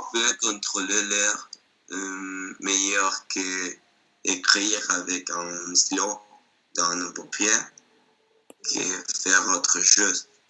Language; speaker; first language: French; non-native, learner; Spanish